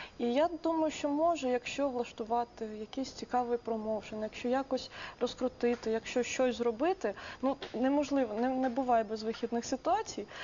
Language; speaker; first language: Ukrainian; native; Ukrainian